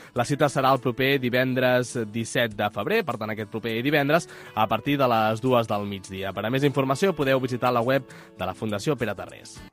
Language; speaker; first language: Catalan; native; Catalan